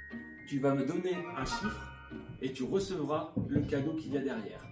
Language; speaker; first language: French; native; French